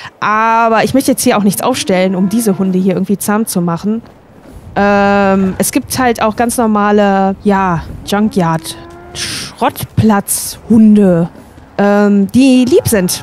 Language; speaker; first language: German; native; German